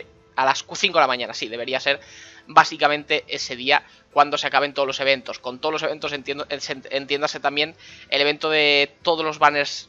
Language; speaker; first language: Spanish; native; Spanish